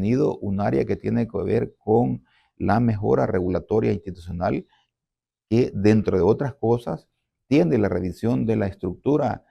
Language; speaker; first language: Spanish; native; Spanish